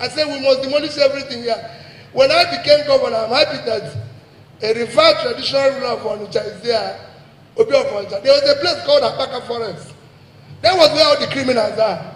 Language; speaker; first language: English; non-native, local second language; Igbo